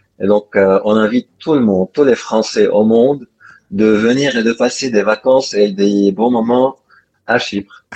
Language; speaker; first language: French; non-native, local second language; Arabic